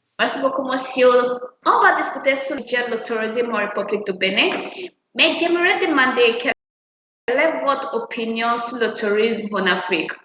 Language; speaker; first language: French; non-native, learner; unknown